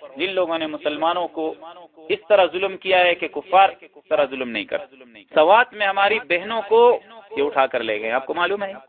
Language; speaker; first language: Urdu; non-native, local second language; Pashto